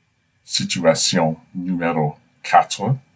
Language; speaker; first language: French; non-native, fluent; English